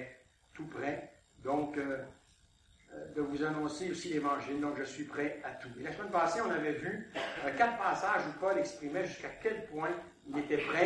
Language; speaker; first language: French; native; French